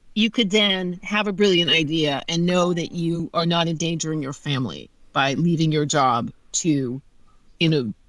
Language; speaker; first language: English; native; English